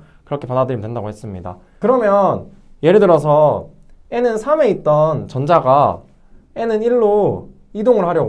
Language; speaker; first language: Korean; native; Korean